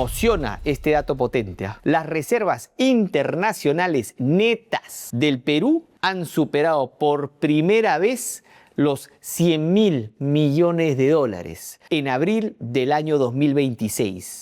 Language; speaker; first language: Spanish; native; Spanish